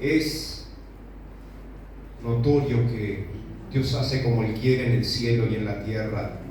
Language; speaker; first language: Spanish; native; Spanish